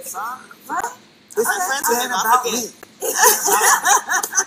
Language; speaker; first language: English; native; English